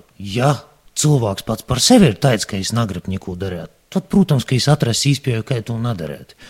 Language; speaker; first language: Latvian; native; Latvian